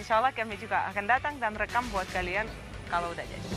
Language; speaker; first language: Indonesian; non-native, fluent; Russian